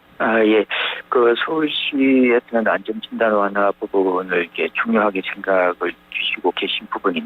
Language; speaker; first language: Korean; native; Korean